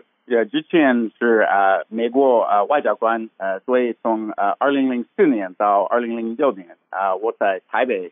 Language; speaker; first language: Chinese; non-native, learner; English